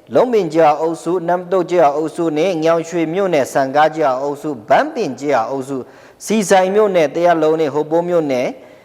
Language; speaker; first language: Burmese; non-native, local second language; Pa'o Karen